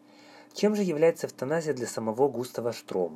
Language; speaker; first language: Russian; native; Russian